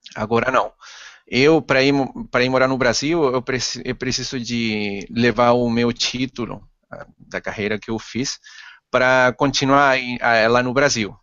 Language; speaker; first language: Portuguese; non-native, fluent; Spanish